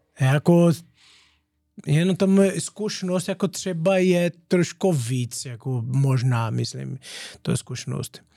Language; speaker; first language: Czech; non-native, learner; Portuguese